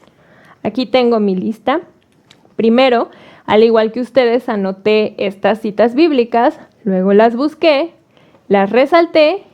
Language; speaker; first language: Spanish; native; Spanish